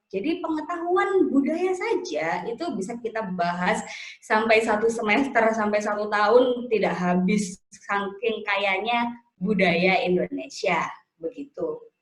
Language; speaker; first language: Indonesian; native; Indonesian